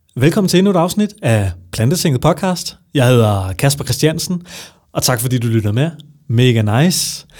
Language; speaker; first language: Danish; native; Danish